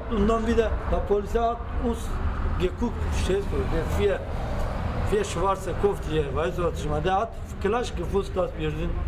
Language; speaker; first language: German; non-native, learner; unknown